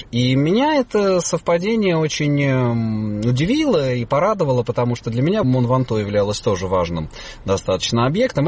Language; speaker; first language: Russian; native; Russian